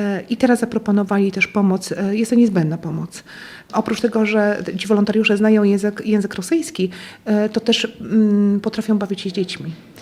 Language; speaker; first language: Polish; native; Polish